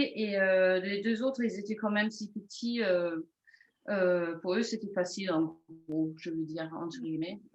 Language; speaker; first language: French; non-native, fluent; German